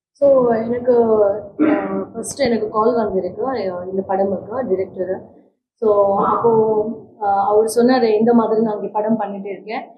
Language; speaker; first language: Tamil; non-native, learner; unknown